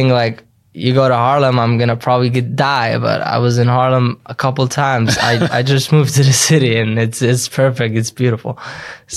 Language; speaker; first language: English; early bilingual, other home language; Yiddish